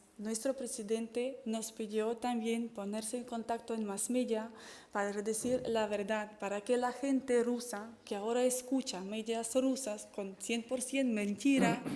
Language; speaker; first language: Spanish; non-native, fluent; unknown